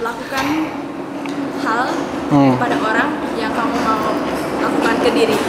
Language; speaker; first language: Indonesian; early bilingual, heritage; English